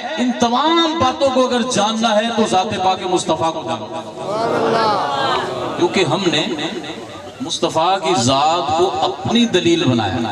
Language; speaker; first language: Urdu; non-native, local second language; Punjabi